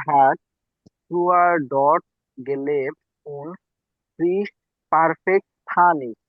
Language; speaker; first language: German; non-native, learner; Bangla